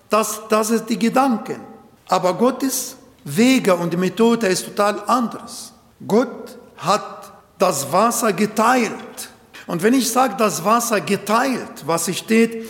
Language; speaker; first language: German; non-native, fluent; Arabic